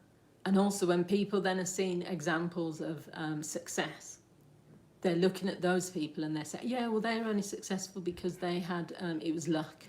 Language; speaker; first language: English; native; English